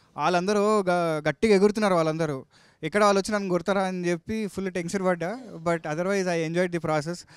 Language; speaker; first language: Telugu; native; Telugu